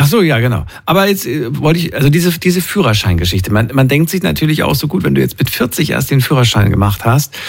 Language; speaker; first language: German; native; German